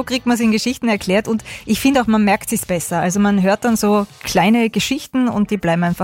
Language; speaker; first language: German; native; German